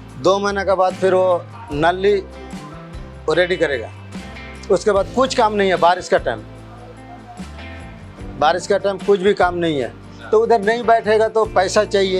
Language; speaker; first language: Hindi; non-native, local second language; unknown